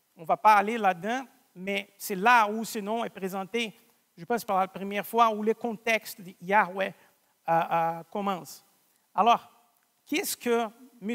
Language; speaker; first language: French; non-native, fluent; Portuguese